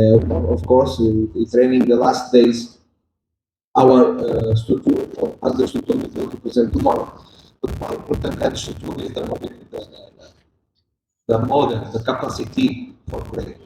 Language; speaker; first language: English; non-native, learner; Portuguese